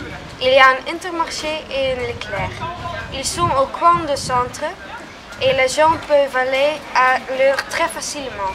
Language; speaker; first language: French; non-native, learner; Dutch